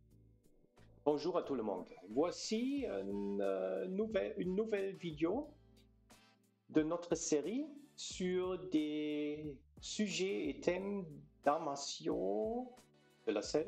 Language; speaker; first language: French; non-native, fluent; German